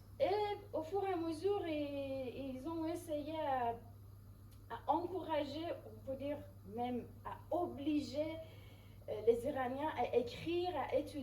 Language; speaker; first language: French; non-native, fluent; Persian